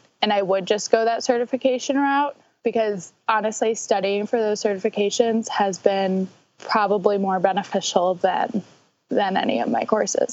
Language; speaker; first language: English; native; English